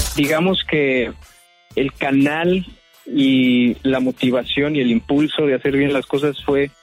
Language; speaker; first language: Spanish; native; Spanish